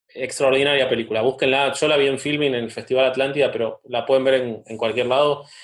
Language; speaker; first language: Spanish; native; Spanish